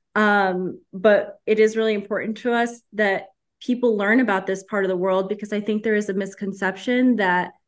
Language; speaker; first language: English; early bilingual, heritage; Spanish